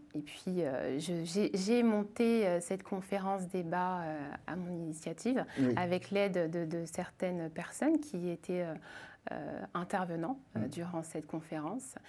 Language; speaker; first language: French; native; French